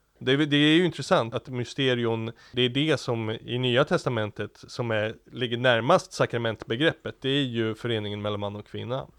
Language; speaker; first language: Swedish; native; Swedish